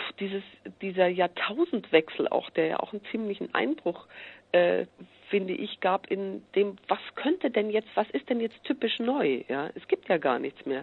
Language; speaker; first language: German; native; German